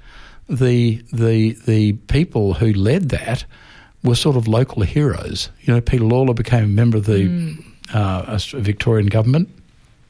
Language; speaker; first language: English; native; English